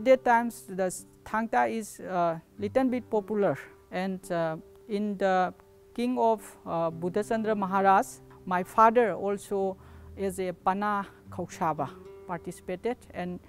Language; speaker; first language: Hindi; non-native, local second language; Manipuri